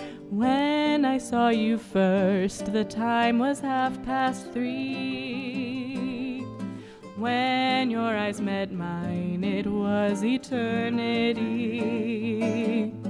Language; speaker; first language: English; early bilingual, other home language; Portuguese